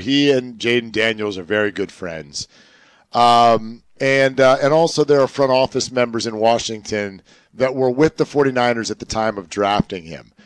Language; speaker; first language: English; native; English